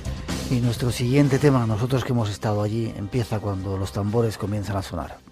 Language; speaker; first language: Spanish; native; Spanish